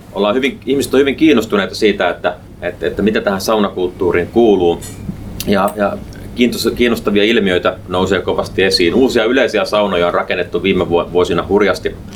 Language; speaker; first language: Finnish; native; Finnish